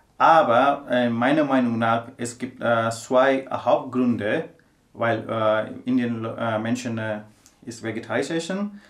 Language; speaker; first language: German; non-native, learner; Gujarati